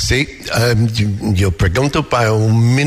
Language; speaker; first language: Spanish; non-native, learner; English